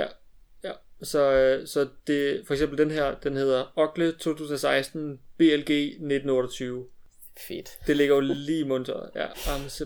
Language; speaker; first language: Danish; native; Danish